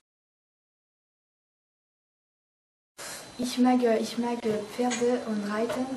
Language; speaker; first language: German; non-native, learner; French